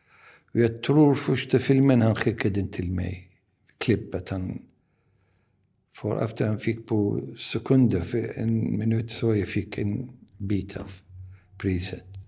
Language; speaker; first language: Swedish; non-native, learner; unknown